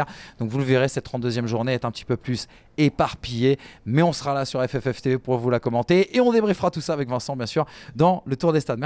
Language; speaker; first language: French; native; French